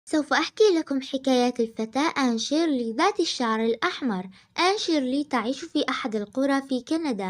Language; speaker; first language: Arabic; native; Arabic